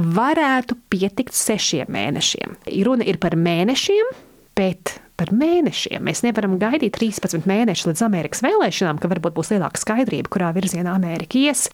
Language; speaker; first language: Latvian; early bilingual, heritage; Latvian